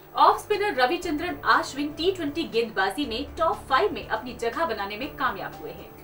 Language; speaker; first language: Hindi; native; Hindi